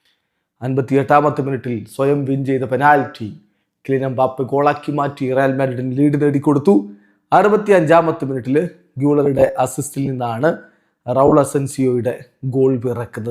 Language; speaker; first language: Malayalam; native; Malayalam